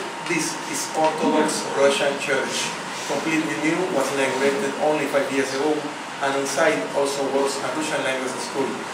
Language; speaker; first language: English; non-native, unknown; Spanish